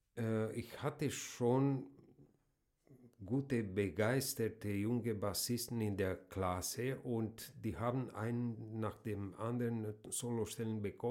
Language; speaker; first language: German; non-native, fluent; Romanian